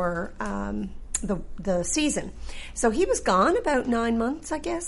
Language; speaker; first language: English; native; English